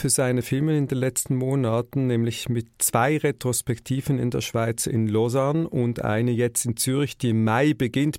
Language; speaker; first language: German; native; German